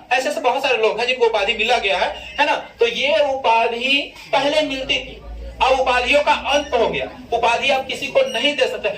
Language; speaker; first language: Hindi; native; Hindi